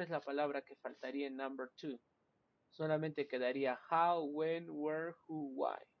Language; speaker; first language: Spanish; native; Spanish